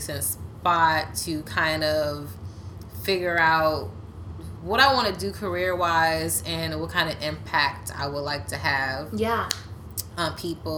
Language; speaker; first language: English; native; English